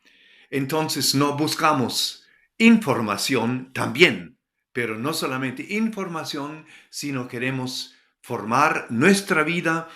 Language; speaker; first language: Spanish; non-native, fluent; German